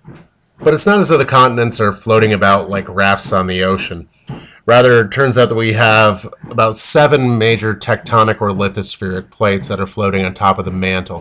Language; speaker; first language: English; native; English